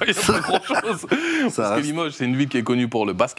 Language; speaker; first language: French; native; French